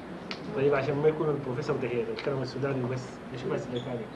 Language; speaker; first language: Arabic; native; Arabic